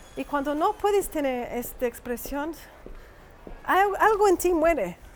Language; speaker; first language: Spanish; non-native, fluent; English